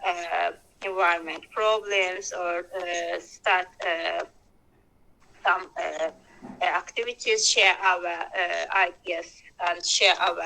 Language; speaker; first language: English; non-native, learner; Azerbaijani